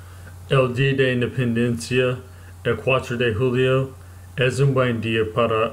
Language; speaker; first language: Spanish; non-native, learner; English